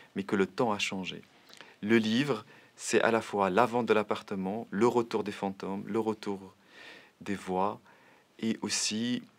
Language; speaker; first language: French; non-native, local second language; Arabic